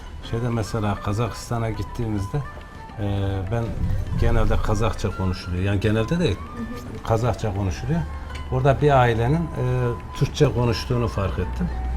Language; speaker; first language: Turkish; native; Turkish